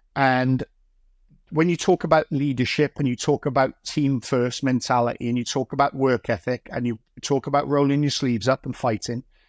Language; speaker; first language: English; native; English